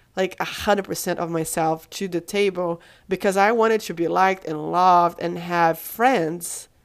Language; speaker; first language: English; non-native, fluent; Portuguese